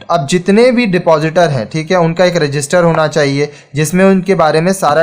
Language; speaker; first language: Hindi; native; Hindi